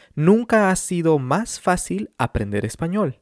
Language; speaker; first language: Spanish; native; Spanish